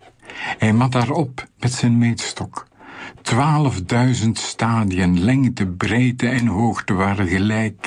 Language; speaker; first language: Dutch; native; Dutch